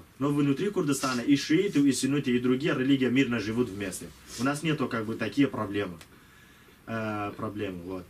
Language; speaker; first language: Russian; non-native, learner; Kurdish